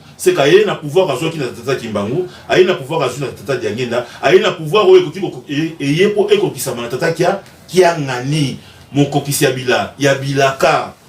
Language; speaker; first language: Lingala; non-native, local second language; Kongo